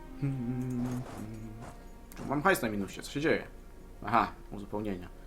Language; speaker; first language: Polish; native; Polish